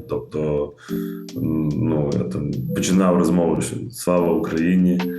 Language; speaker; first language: Ukrainian; native; Ukrainian